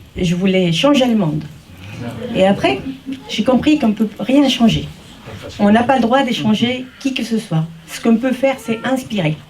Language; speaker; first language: French; early bilingual, heritage; French